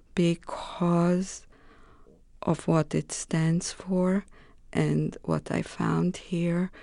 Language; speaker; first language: English; non-native, fluent; Romanian